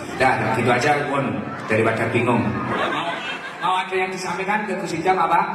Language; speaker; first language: Indonesian; non-native, local second language; Javanese